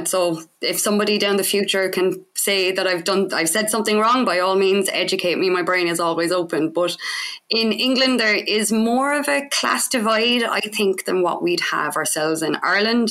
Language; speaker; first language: English; native; English